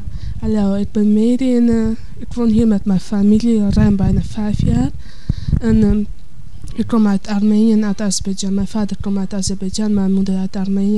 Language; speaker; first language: Dutch; early bilingual, other home language; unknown